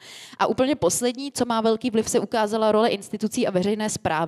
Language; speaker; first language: Czech; native; Czech